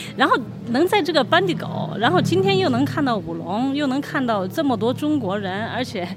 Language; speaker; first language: Chinese; native; Chinese